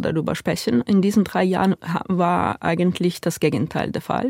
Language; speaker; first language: German; non-native, fluent; Ukrainian